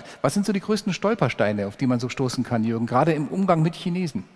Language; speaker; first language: German; native; German